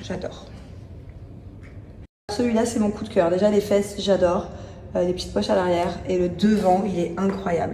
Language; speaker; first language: French; native; French